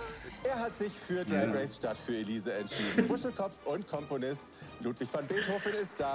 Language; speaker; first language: German; native; German